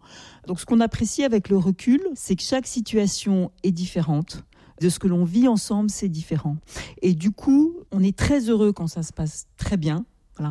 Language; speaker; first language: French; native; French